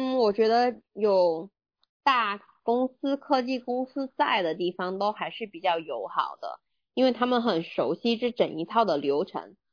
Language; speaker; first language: Chinese; native; Chinese